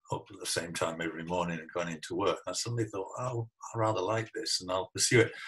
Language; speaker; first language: English; native; English